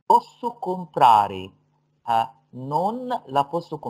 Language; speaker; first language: Italian; non-native, fluent; Arabic